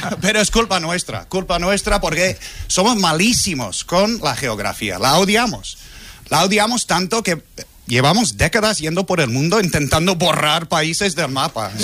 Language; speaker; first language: Spanish; non-native, fluent; English